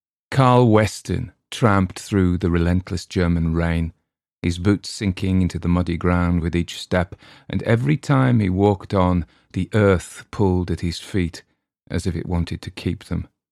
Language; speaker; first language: English; native; English